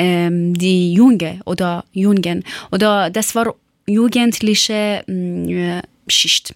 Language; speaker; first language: German; non-native, learner; Persian